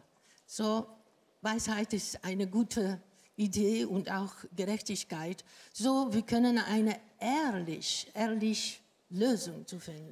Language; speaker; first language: German; non-native, fluent; Greek